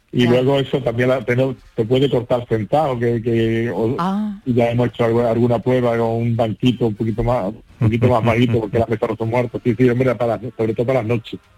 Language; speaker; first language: Spanish; native; Spanish